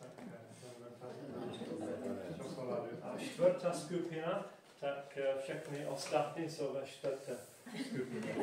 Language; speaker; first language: Czech; non-native, fluent; English